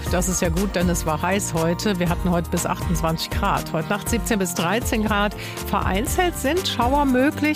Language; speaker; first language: German; native; German